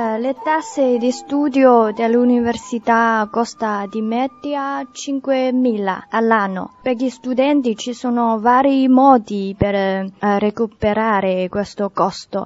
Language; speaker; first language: Italian; non-native, learner; Chinese